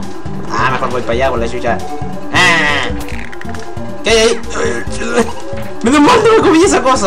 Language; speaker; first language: Spanish; native; Spanish